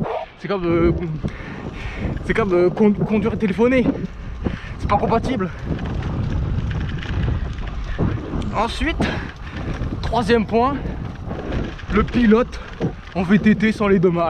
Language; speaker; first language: French; native; French